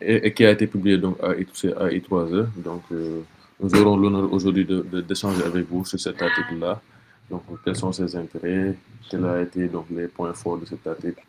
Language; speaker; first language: French; non-native, local second language; Wolof